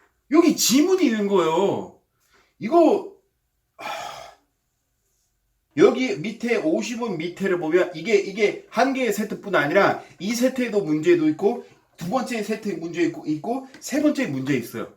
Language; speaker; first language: Korean; non-native, fluent; English